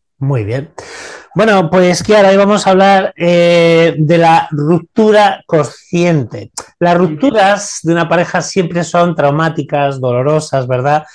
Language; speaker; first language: Spanish; native; Spanish